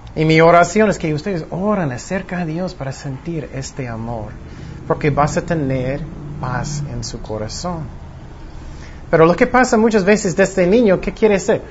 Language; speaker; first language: Spanish; non-native, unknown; English